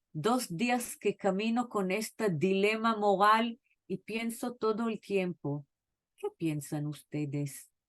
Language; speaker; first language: Spanish; non-native, fluent; Hebrew